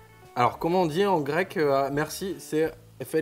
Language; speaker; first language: French; native; French